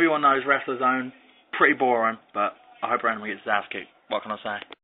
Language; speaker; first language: English; native; English